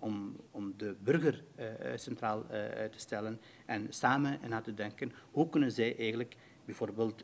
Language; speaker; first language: Dutch; non-native, fluent; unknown